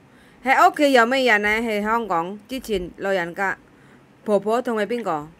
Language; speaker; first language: Cantonese; non-native, fluent; Javanese